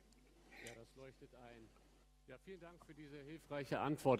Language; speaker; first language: German; native; German